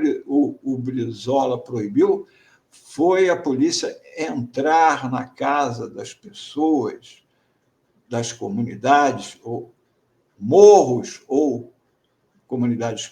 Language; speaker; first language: Portuguese; native; Portuguese